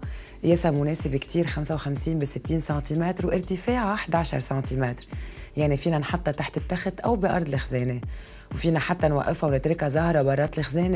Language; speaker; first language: Arabic; native; Arabic